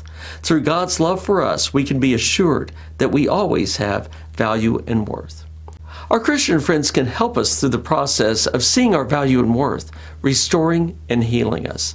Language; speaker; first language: English; native; English